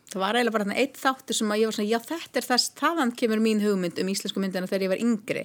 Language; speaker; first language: Icelandic; native; Icelandic